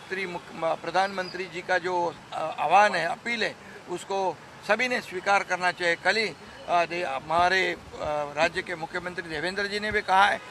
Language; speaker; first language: Hindi; non-native, local second language; Marathi